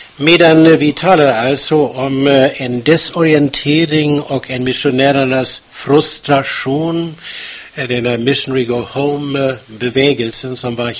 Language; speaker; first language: Swedish; non-native, fluent; German